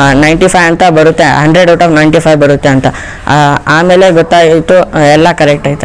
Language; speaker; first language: Kannada; non-native, local second language; Urdu